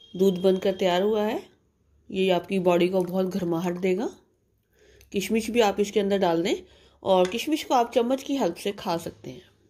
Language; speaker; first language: Hindi; non-native, local second language; Punjabi